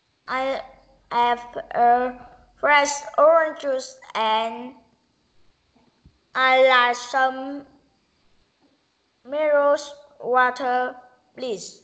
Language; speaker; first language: English; non-native, learner; Vietnamese